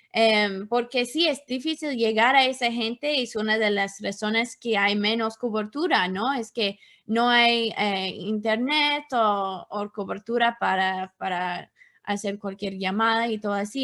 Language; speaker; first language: Spanish; non-native, fluent; English